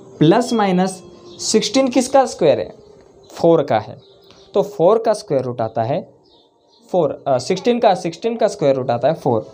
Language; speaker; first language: Hindi; non-native, local second language; Marathi